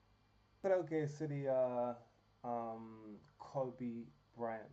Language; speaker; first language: Spanish; non-native, learner; English